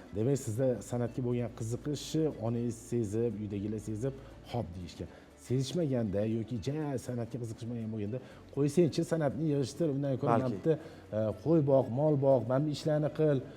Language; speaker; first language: Uzbek; native; Uzbek